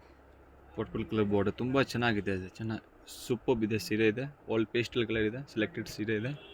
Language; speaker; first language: Kannada; non-native, local second language; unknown